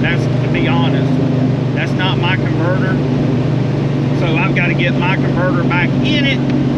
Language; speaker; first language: English; native; English